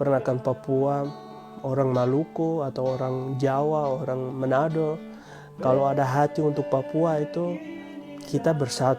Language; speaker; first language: Indonesian; early bilingual, heritage; Indonesian